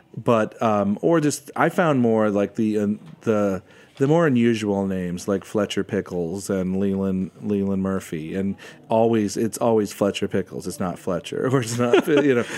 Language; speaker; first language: English; native; English